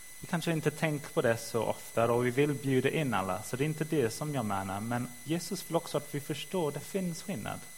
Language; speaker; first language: Swedish; non-native, fluent; English